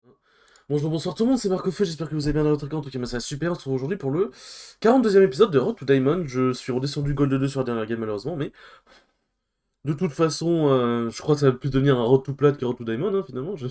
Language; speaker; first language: French; native; French